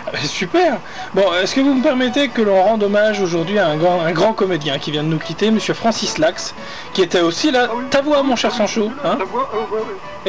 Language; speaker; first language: French; native; French